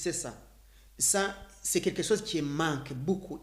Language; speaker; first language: French; non-native, learner; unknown